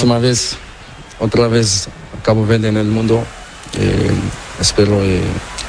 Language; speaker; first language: Spanish; non-native, learner; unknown